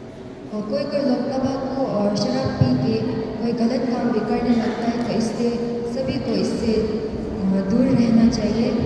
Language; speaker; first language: Hindi; non-native, local second language; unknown